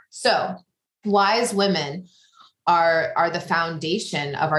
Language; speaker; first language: English; native; English